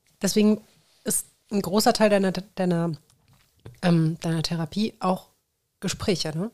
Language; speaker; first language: German; native; German